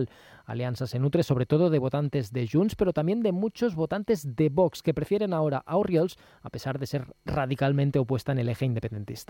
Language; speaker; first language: Spanish; native; Spanish